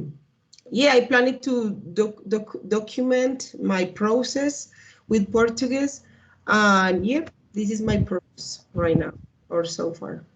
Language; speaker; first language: English; non-native, learner; Spanish